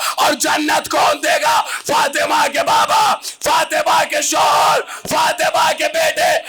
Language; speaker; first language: Urdu; native; Urdu